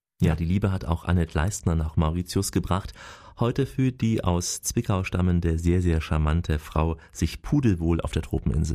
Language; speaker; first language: German; native; German